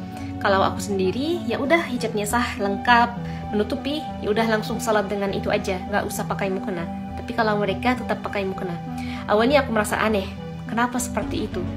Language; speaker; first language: Indonesian; non-native, fluent; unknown